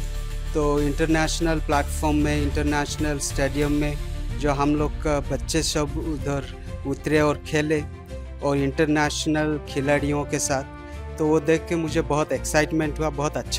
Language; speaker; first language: Hindi; non-native, local second language; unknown